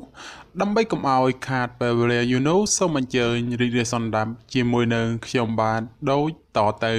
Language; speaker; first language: Khmer; native; Khmer